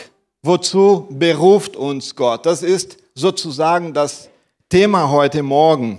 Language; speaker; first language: German; non-native, fluent; Portuguese